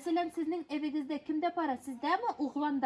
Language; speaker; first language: Turkish; non-native, learner; Russian